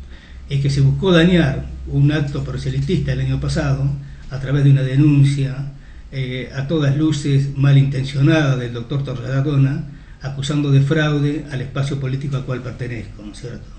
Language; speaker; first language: Spanish; native; Spanish